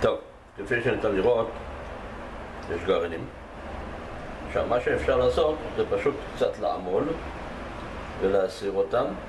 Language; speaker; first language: Hebrew; native; Hebrew